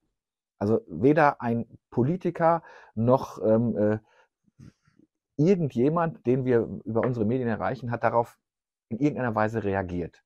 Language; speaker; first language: German; native; German